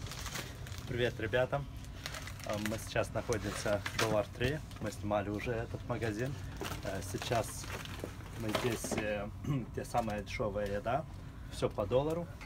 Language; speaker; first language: Russian; non-native, fluent; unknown